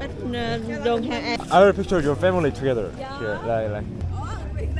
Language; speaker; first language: English; non-native, learner; Korean